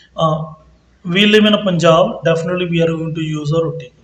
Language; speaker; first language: English; non-native, local second language; Punjabi